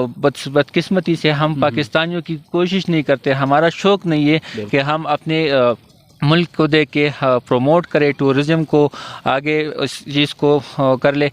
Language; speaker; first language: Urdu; non-native, local second language; Pashto